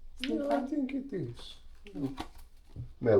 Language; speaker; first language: English; non-native, fluent; Finnish